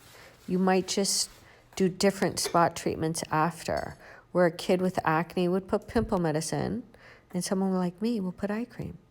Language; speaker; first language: English; native; English